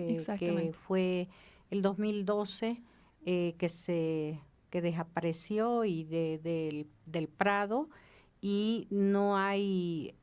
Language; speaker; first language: Spanish; native; Spanish